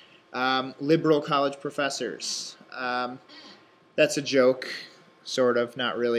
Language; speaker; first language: English; native; English